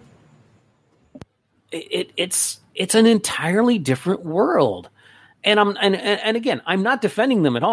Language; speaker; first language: English; native; English